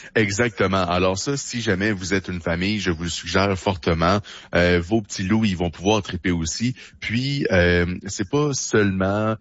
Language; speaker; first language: French; native; French